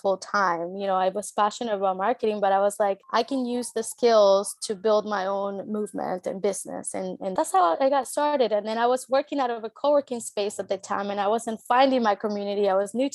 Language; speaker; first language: English; early bilingual, other home language; Spanish